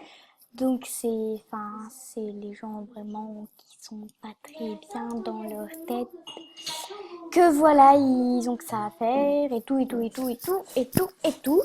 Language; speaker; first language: French; native; French